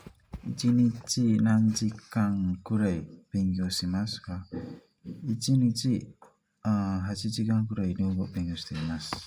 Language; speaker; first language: Japanese; non-native, learner; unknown